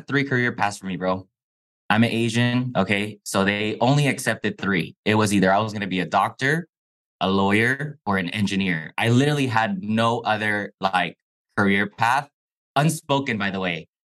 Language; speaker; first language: English; non-native, fluent; Chinese